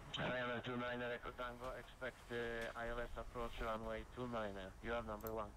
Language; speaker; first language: English; non-native, learner; Polish